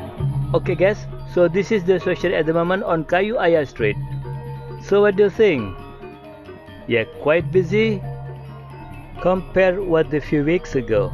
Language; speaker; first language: English; non-native, learner; Indonesian